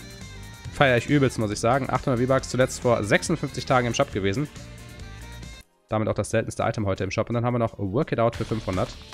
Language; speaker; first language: German; native; German